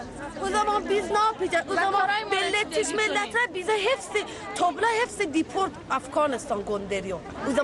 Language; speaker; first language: Turkish; non-native, learner; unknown